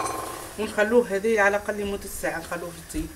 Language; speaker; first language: Arabic; native; Arabic